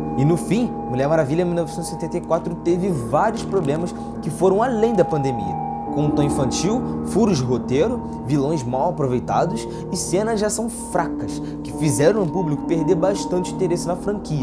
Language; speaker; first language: Portuguese; native; Portuguese